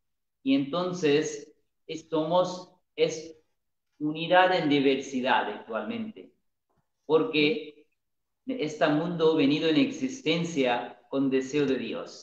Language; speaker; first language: Spanish; non-native, learner; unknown